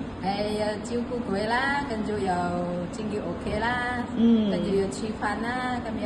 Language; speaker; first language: Cantonese; non-native, learner; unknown